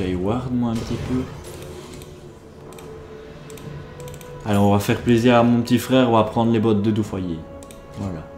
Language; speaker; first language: French; native; French